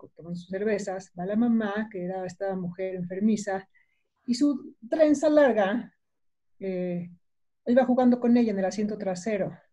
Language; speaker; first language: Spanish; native; Spanish